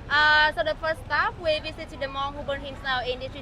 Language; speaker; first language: English; non-native, learner; Vietnamese